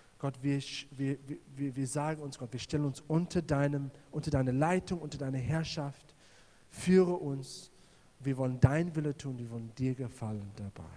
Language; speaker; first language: German; native; German